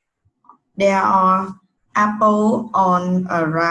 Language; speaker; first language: English; non-native, learner; Vietnamese